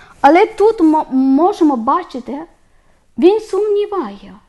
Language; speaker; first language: Ukrainian; non-native, learner; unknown